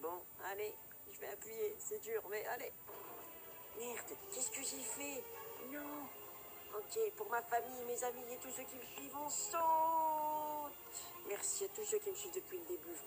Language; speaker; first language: French; native; French